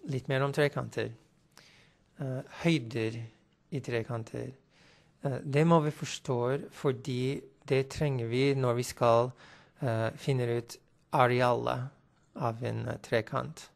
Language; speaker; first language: Norwegian; non-native, fluent; English